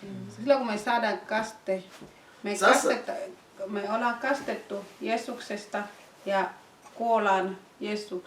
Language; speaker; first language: Finnish; non-native, fluent; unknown